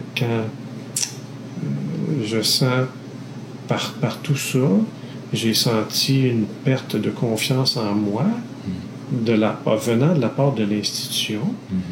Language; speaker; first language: French; native; French